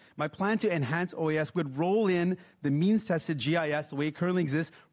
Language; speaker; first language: English; native; English